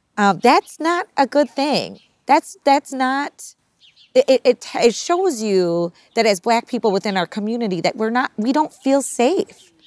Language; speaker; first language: English; native; English